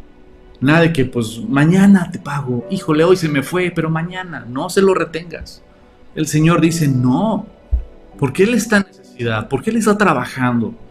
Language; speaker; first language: Spanish; native; Spanish